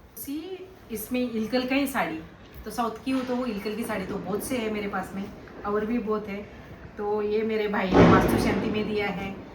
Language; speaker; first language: Hindi; non-native, local second language; Kannada